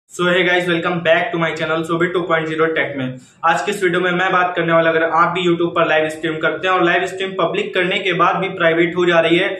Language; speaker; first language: Hindi; native; Hindi